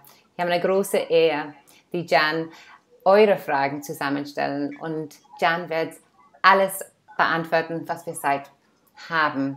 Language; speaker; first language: German; non-native, fluent; English